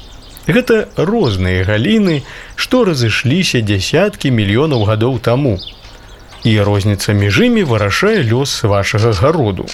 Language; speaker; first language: Belarusian; native; Belarusian